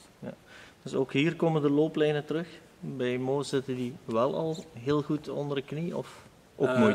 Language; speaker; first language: Dutch; native; Dutch